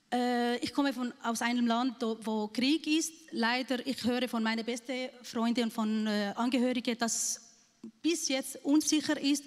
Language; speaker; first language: German; non-native, learner; Arabic